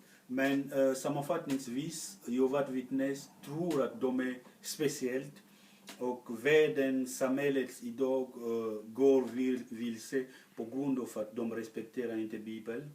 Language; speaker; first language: Swedish; non-native, fluent; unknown